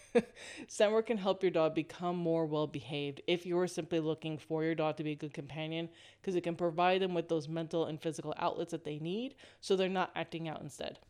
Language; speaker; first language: English; native; English